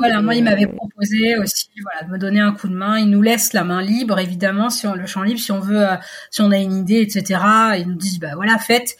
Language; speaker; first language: French; native; French